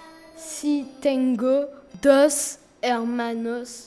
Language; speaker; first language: Spanish; non-native, learner; French